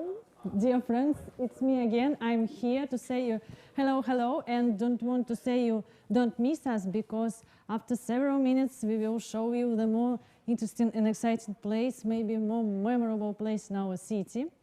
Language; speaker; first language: English; non-native, learner; Russian